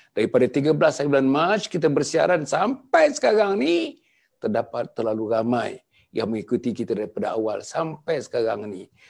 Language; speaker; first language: Malay; native; Malay